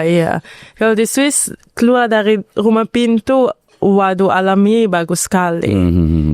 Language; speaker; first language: Indonesian; early bilingual, heritage; Indonesian